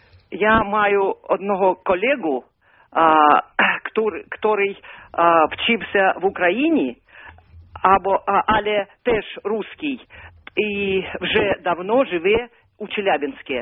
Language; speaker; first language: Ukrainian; non-native, learner; Russian